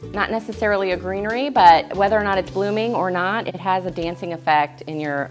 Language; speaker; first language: English; native; English